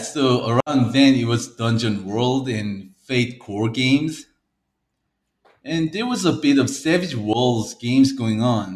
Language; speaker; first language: English; early bilingual, other home language; Korean